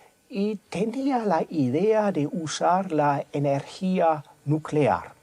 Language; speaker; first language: Spanish; non-native, fluent; German